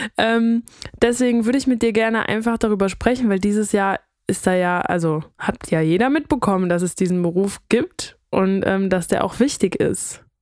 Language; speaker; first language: German; native; German